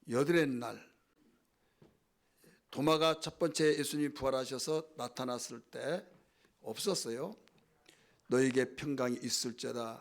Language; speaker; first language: Korean; native; Korean